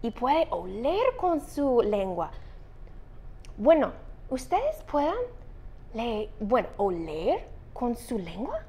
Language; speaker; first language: Spanish; non-native, fluent; English